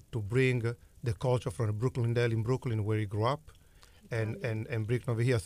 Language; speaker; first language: English; non-native, fluent; Italian